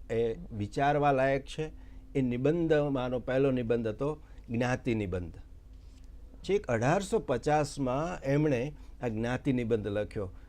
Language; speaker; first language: Gujarati; native; Gujarati